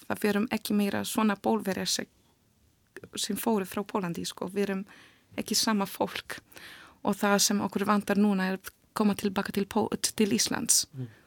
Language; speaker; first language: Icelandic; non-native, learner; Polish